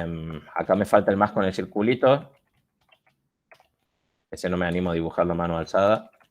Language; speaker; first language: Spanish; native; Spanish